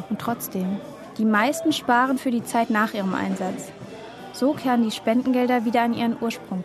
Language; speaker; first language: German; native; German